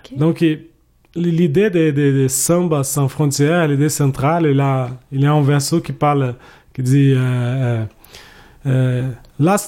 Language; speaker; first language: French; non-native, fluent; Portuguese